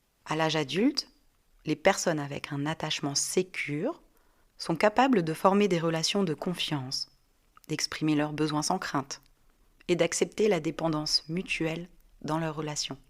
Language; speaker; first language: French; native; French